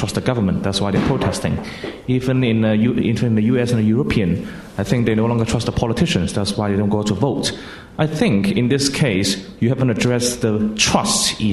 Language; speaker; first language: English; non-native, local second language; Cantonese